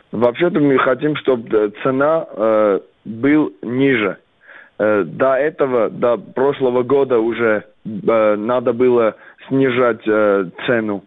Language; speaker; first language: Russian; non-native, fluent; Armenian